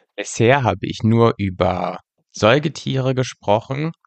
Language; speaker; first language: German; native; German